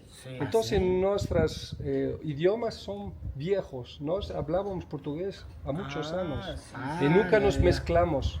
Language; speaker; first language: Spanish; non-native, learner; Portuguese